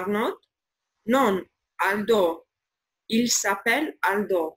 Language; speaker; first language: French; non-native, learner; Albanian